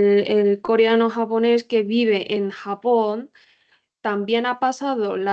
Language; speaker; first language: Spanish; non-native, learner; Korean